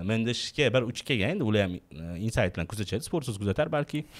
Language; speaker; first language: Uzbek; native; Uzbek